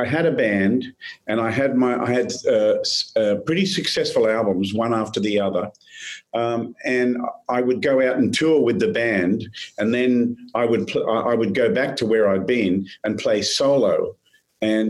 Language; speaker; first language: English; native; English